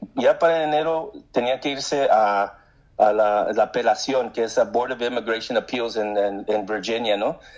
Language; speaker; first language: Spanish; early bilingual, heritage; Spanish